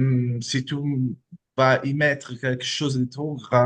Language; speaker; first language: French; non-native, fluent; Italian